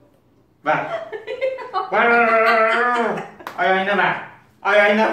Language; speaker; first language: Turkish; non-native, learner; Azerbaijani